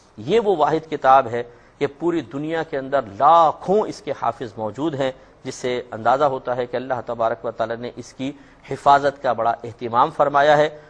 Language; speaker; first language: Urdu; native; Urdu